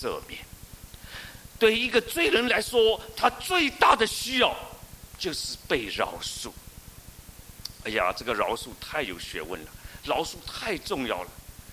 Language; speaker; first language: Chinese; native; Chinese